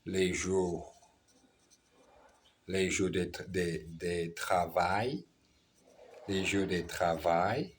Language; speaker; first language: French; non-native, learner; Portuguese